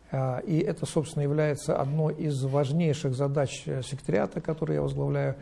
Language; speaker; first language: Russian; native; Russian